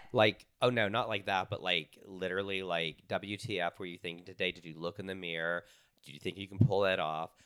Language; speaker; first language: English; native; English